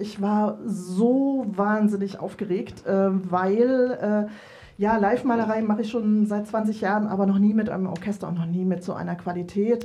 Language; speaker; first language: German; native; German